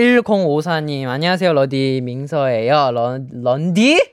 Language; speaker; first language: Korean; non-native, fluent; Chinese